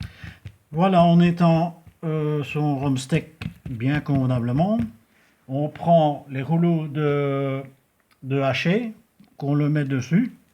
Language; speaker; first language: French; native; French